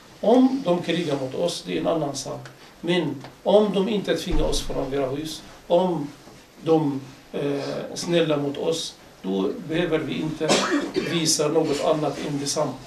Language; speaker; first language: Swedish; non-native, fluent; Arabic